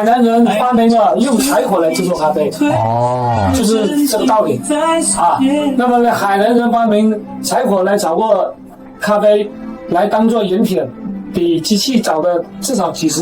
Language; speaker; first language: Chinese; native; Chinese